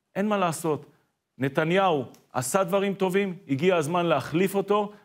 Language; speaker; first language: Hebrew; native; Hebrew